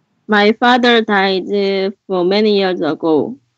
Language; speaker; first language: English; non-native, learner; Korean